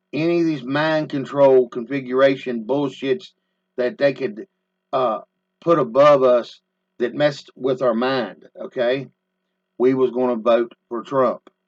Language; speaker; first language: English; native; English